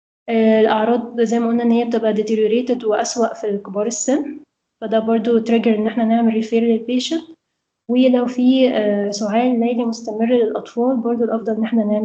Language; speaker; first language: Arabic; native; Arabic